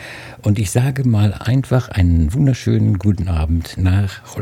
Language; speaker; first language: German; native; German